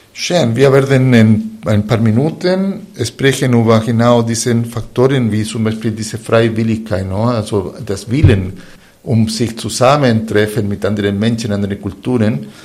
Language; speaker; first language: German; non-native, fluent; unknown